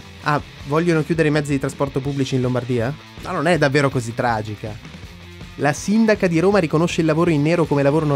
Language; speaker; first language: Italian; native; Italian